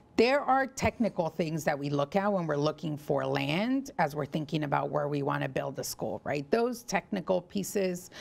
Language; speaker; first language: English; early bilingual, other home language; Spanish